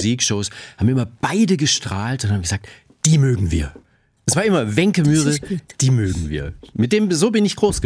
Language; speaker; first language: German; native; German